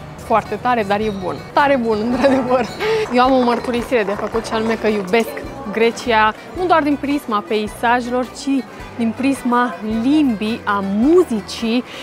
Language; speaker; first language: Romanian; native; Romanian